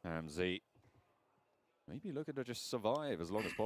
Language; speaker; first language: English; native; English